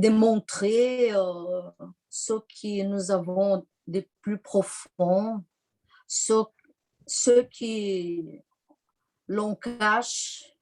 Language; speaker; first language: French; non-native, fluent; Portuguese